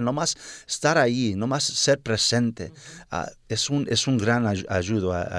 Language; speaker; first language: Spanish; early bilingual, heritage; Spanish